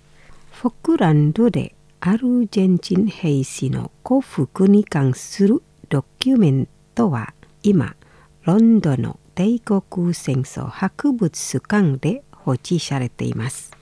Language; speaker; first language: Japanese; non-native, fluent; Indonesian